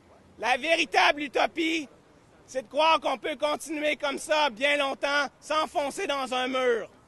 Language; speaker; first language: French; native; French